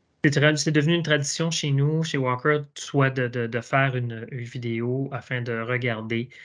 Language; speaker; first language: French; native; French